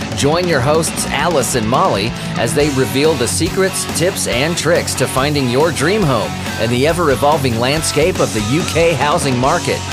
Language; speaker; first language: English; native; English